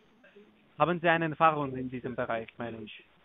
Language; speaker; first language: German; non-native, learner; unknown